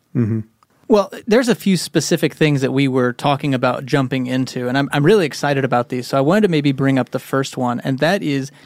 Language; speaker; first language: English; native; English